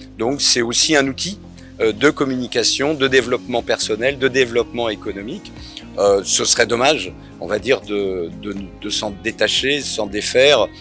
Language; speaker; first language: French; native; French